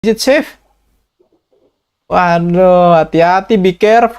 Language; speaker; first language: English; non-native, learner; Indonesian